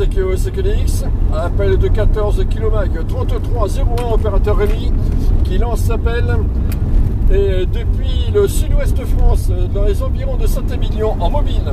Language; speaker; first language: French; native; French